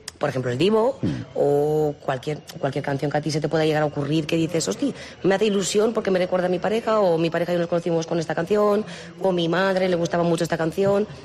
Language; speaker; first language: Spanish; non-native, fluent; Romanian